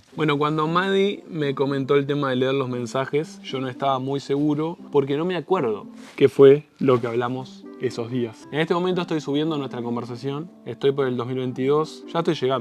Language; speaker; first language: Spanish; native; Spanish